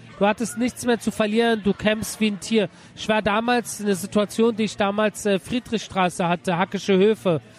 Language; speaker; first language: German; early bilingual, other home language; Persian